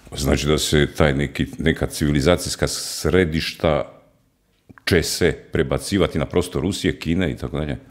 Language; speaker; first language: Croatian; native; Croatian